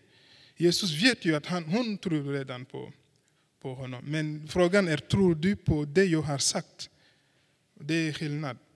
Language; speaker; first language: Swedish; non-native, fluent; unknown